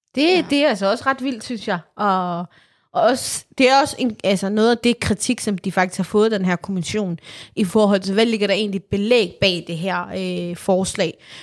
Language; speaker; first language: Danish; early bilingual, other home language; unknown